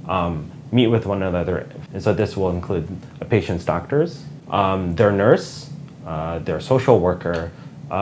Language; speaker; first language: English; native; English